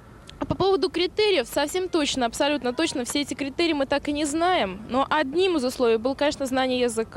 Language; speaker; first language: Russian; native; Russian